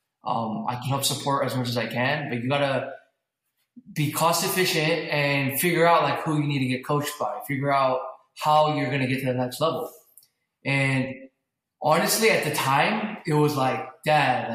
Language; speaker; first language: English; native; English